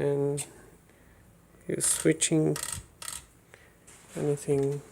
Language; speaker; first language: English; non-native, fluent; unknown